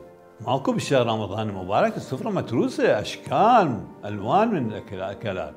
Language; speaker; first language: Arabic; native; Arabic